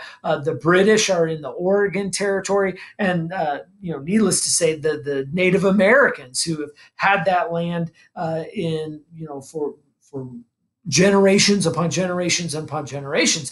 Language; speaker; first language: English; native; English